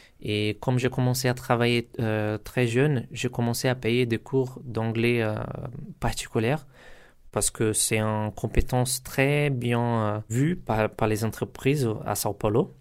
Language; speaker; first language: French; non-native, learner; Portuguese